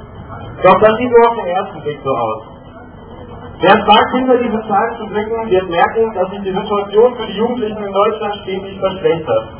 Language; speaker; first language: German; native; German